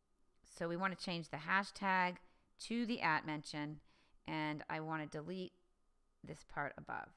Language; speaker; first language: English; native; English